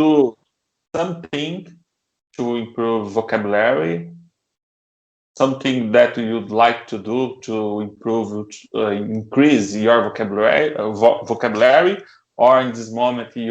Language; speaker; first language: English; non-native, learner; Portuguese